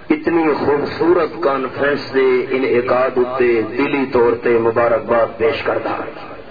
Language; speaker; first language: Urdu; non-native, local second language; Punjabi